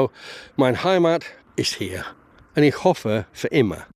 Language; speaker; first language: German; non-native, learner; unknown